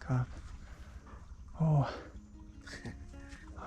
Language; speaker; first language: Thai; non-native, learner; Russian